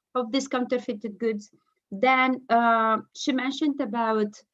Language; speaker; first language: English; non-native, fluent; Romanian